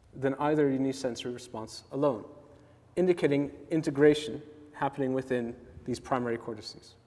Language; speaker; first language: English; native; English